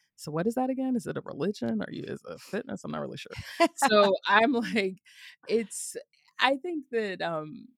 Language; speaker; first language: English; native; English